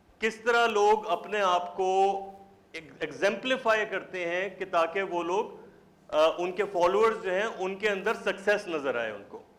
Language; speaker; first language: Urdu; native; Urdu